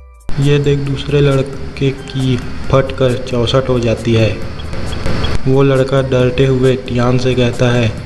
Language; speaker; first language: Hindi; native; Hindi